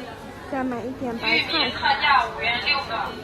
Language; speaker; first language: Chinese; non-native, fluent; Lao